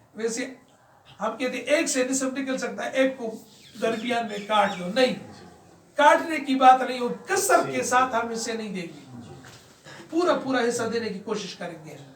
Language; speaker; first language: Urdu; non-native, local second language; Pashto